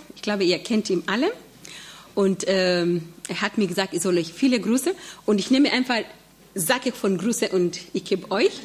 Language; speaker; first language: German; non-native, fluent; Swahili